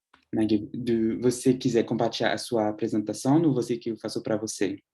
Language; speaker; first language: Portuguese; non-native, fluent; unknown